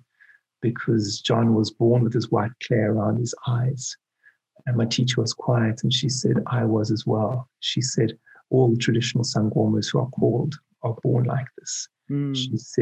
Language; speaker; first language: English; native; English